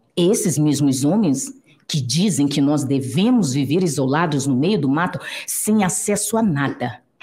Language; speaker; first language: Portuguese; native; Portuguese